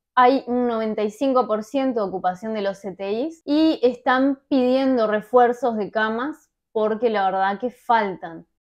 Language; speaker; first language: Spanish; native; Spanish